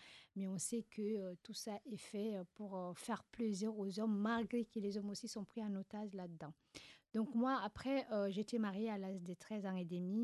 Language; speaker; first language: French; non-native, local second language; Fula